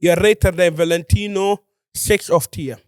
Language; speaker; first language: Swedish; non-native, fluent; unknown